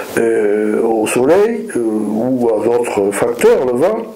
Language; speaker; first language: French; native; French